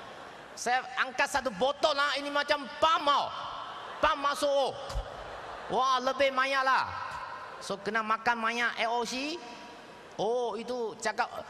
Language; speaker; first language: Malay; non-native, local second language; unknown